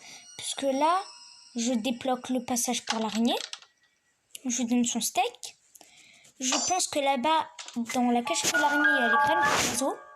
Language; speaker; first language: French; native; French